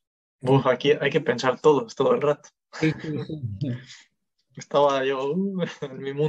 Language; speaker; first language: Spanish; non-native, fluent; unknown